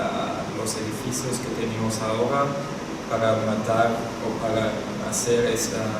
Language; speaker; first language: Spanish; non-native, fluent; German